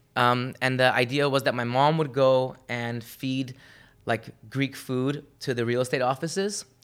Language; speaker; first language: English; early bilingual, other home language; Armenian